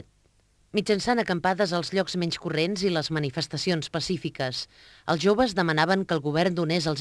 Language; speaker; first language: Catalan; native; Catalan